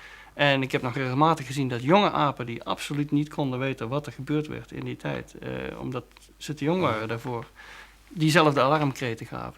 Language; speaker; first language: Dutch; native; Dutch